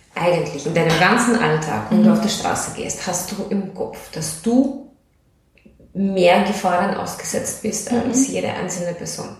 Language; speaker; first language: German; non-native, fluent; Russian